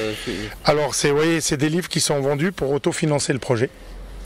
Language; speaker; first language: French; native; French